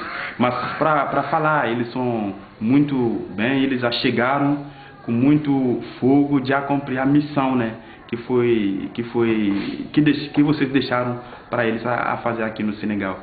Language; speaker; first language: Portuguese; non-native, fluent; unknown